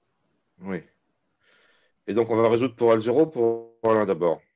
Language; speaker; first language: French; native; French